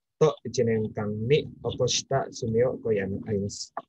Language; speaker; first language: Japanese; non-native, learner; Indonesian